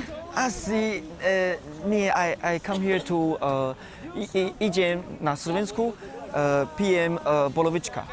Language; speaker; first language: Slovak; non-native, learner; Chinese